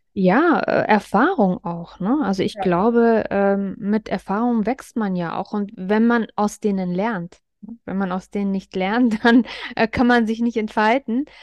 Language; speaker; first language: German; native; German